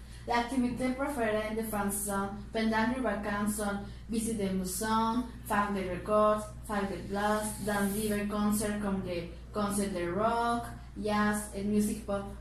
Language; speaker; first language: French; non-native, learner; Spanish